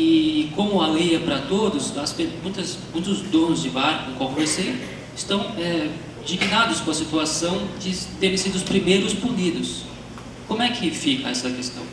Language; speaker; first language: Portuguese; native; Portuguese